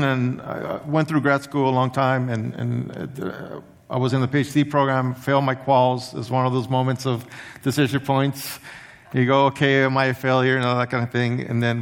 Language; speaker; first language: English; early bilingual, other home language; Spanish